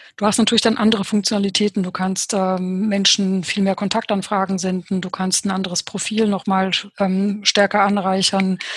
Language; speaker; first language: German; early bilingual, other home language; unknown